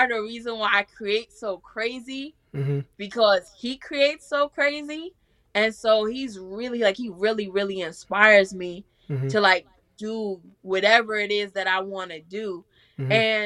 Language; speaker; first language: English; native; English